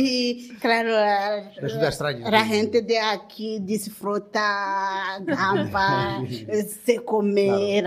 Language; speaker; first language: Spanish; non-native, learner; Kinyarwanda